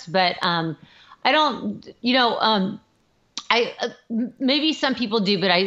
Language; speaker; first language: English; native; English